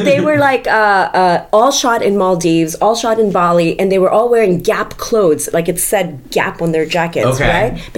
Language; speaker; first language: English; non-native, local second language; Urdu